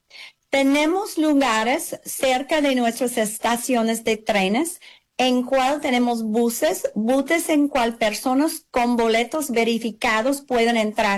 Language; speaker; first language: Spanish; early bilingual, heritage; English